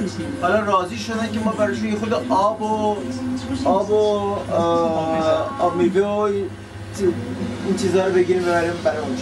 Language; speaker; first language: Persian; native; Persian